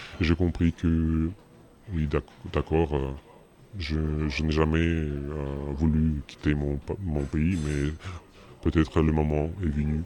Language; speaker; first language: French; non-native, fluent; Russian